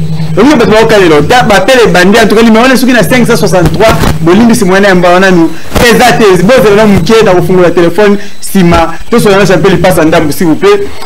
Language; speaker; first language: French; non-native, local second language; Lingala